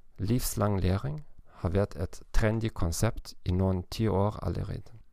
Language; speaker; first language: Norwegian; non-native, learner; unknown